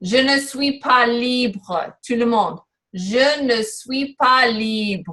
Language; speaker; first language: French; non-native, learner; English